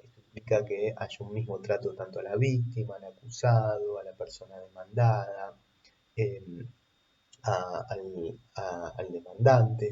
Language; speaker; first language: Spanish; native; Spanish